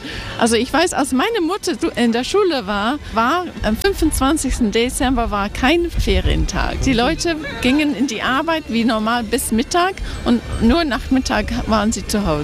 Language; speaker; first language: German; non-native, fluent; English